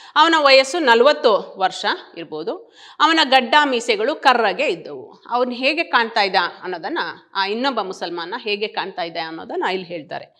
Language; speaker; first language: Kannada; native; Kannada